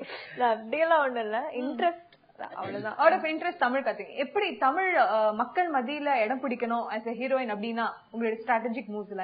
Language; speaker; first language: Tamil; native; Tamil